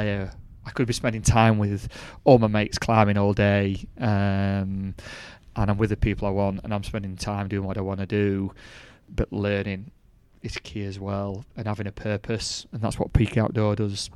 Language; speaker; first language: English; native; English